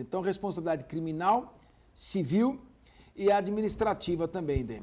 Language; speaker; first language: Portuguese; native; Portuguese